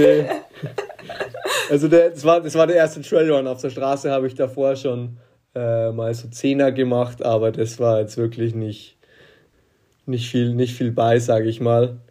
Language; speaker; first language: German; native; German